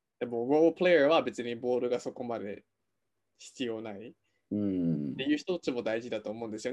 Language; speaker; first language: Japanese; non-native, fluent; English